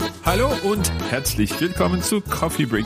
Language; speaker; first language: German; non-native, learner; English